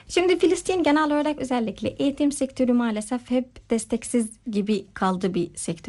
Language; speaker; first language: Turkish; non-native, fluent; Arabic